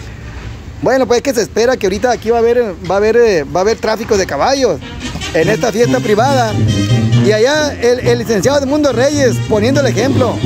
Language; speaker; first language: Spanish; native; Spanish